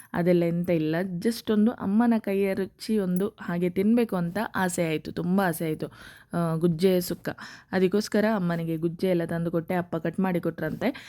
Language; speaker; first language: Kannada; native; Kannada